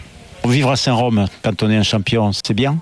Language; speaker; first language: French; native; French